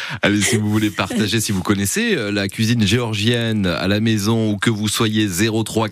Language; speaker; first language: French; native; French